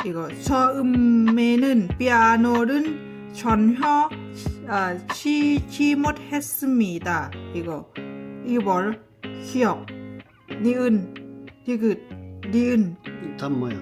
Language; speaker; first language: Korean; non-native, learner; Lao